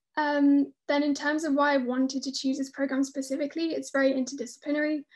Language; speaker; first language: English; native; English